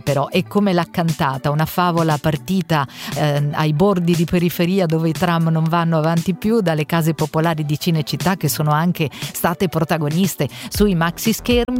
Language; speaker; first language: Italian; native; Italian